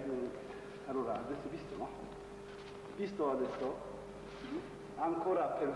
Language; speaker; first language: Italian; non-native, fluent; Japanese